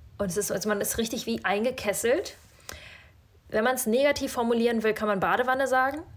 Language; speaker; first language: German; early bilingual, other home language; Russian